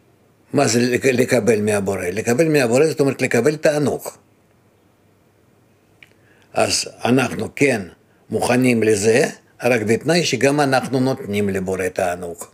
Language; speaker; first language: Hebrew; non-native, fluent; Russian